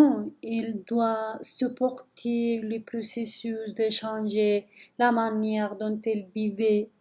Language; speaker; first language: French; non-native, learner; Spanish